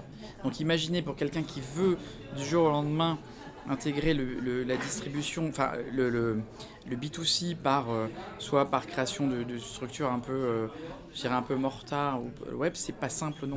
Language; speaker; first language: French; native; French